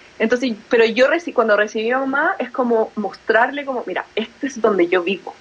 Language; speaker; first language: Spanish; native; Spanish